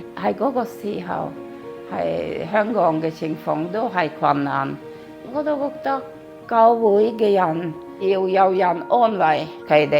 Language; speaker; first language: Cantonese; non-native, fluent; Norwegian